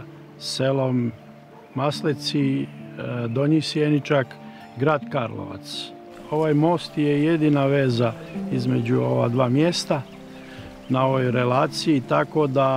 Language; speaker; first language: Croatian; native; Croatian